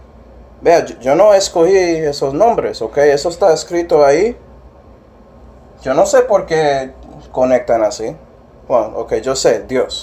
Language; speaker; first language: Spanish; non-native, fluent; English